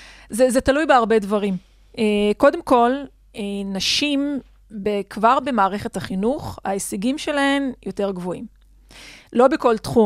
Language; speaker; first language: Hebrew; non-native, local second language; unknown